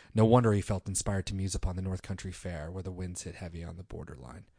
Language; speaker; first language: English; native; English